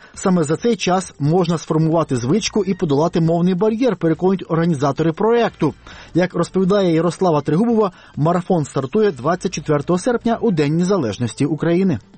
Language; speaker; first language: Ukrainian; native; Ukrainian